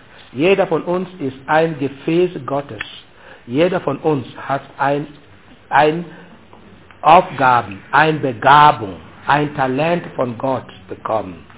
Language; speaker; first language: German; non-native, learner; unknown